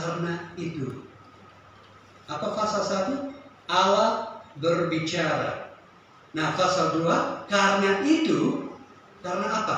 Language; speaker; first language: Indonesian; non-native, fluent; English